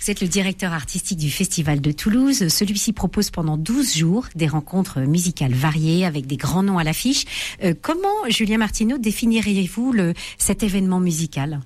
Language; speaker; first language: French; native; French